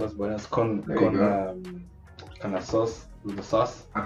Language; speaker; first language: Spanish; non-native, learner; English